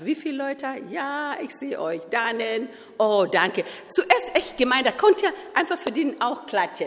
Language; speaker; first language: German; non-native, fluent; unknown